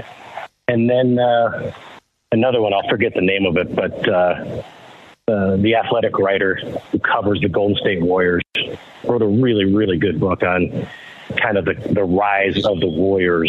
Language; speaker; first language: English; native; English